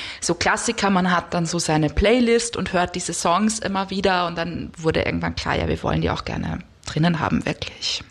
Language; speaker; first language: German; native; German